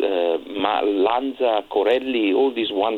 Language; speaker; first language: English; non-native, fluent; Italian